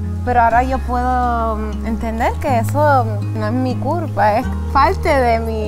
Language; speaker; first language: Spanish; early bilingual, other home language; English